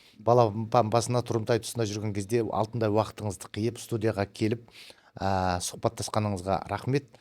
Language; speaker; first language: Kazakh; early bilingual, heritage; Kazakh